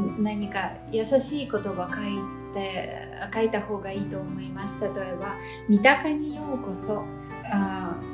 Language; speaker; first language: Japanese; non-native, fluent; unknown